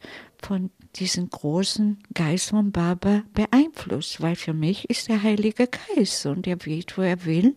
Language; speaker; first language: German; non-native, fluent; Italian